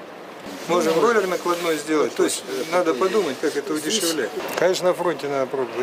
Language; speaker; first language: Russian; native; Russian